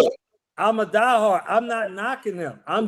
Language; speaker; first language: English; native; English